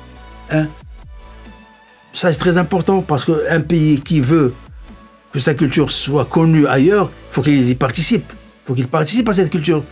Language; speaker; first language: French; non-native, local second language; Arabic